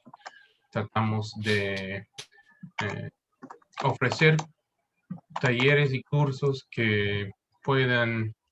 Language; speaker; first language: Spanish; non-native, fluent; English